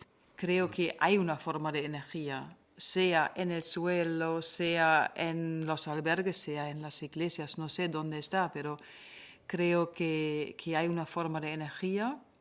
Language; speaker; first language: Spanish; non-native, fluent; German